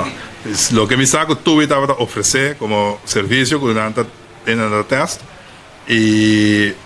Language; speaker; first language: Spanish; non-native, learner; Papiamento